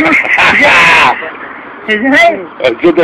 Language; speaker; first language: Polish; native; Polish